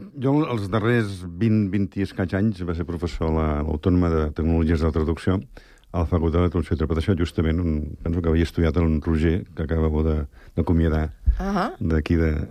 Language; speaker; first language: Catalan; native; Catalan